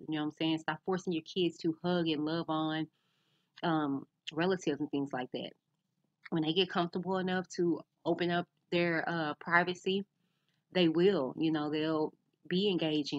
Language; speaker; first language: English; native; English